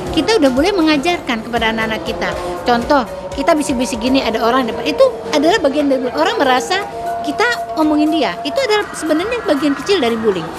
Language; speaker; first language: Indonesian; native; Indonesian